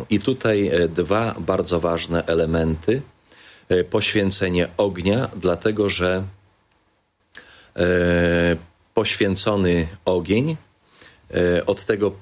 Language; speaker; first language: Polish; native; Polish